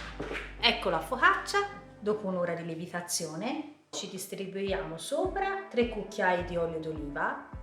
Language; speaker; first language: Italian; native; Italian